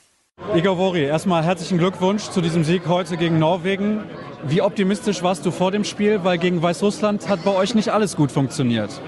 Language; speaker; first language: German; native; German